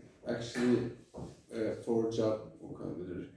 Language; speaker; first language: English; non-native, learner; Turkish